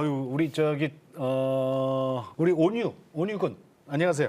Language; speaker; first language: Korean; native; Korean